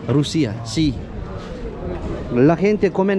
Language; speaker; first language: Spanish; non-native, learner; Turkish